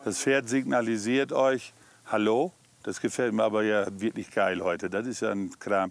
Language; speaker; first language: German; native; German